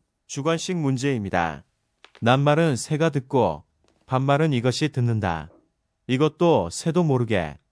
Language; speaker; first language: Korean; native; Korean